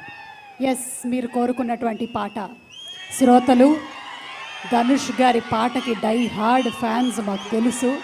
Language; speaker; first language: Telugu; native; Telugu